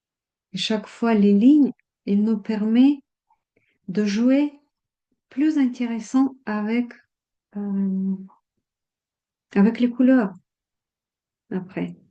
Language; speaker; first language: French; non-native, fluent; Russian